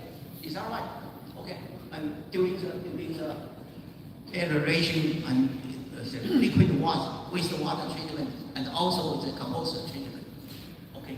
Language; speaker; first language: English; non-native, fluent; Chinese